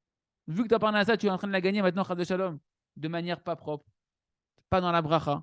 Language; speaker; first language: French; native; French